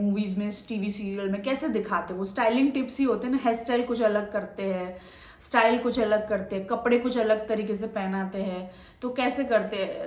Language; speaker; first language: Hindi; native; Hindi